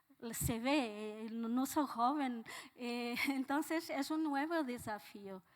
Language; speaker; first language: Spanish; non-native, fluent; Portuguese